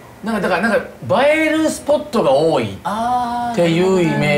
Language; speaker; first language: Japanese; native; Japanese